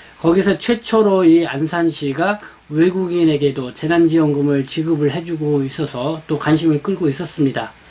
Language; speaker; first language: Korean; native; Korean